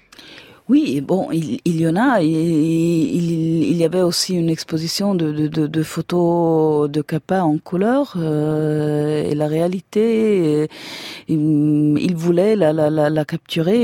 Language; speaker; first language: French; non-native, fluent; German